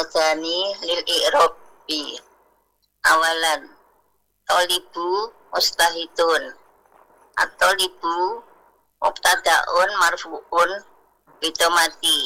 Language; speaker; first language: Arabic; non-native, learner; Indonesian